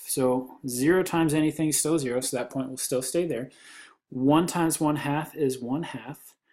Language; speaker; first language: English; native; English